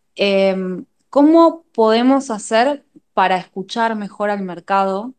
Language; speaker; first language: Spanish; native; Spanish